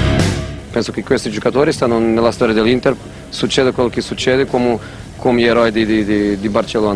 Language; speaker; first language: Italian; non-native, fluent; Portuguese